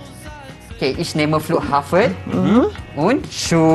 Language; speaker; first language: German; non-native, fluent; Malay